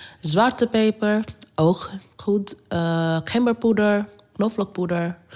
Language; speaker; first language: Dutch; non-native, learner; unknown